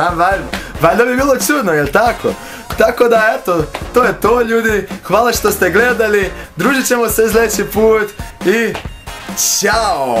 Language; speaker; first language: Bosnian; non-native, fluent; Portuguese